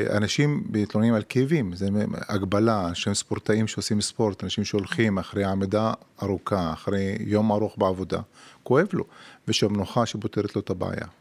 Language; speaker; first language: Hebrew; non-native, local second language; Arabic